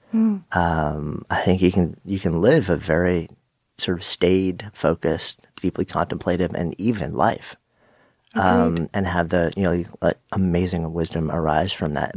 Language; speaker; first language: English; native; English